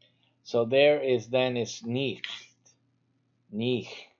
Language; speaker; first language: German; non-native, learner; English